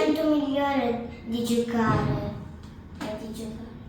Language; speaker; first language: Italian; early bilingual, other home language; Bangla